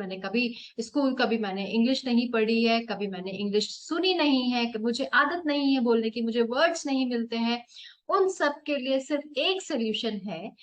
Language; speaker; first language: Hindi; native; Hindi